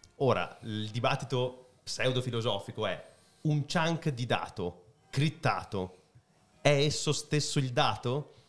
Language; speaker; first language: Italian; native; Italian